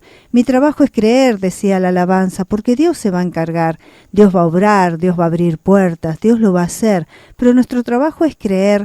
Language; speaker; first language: Spanish; native; Spanish